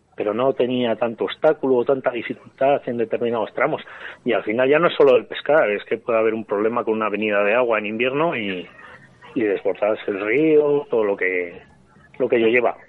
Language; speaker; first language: Spanish; native; Spanish